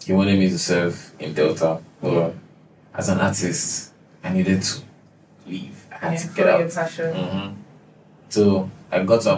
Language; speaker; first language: English; non-native, local second language; Igbo